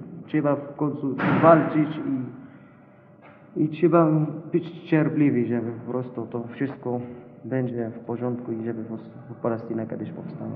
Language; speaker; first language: Polish; non-native, fluent; Arabic